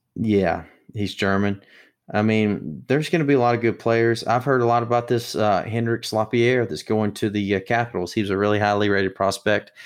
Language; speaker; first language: English; native; English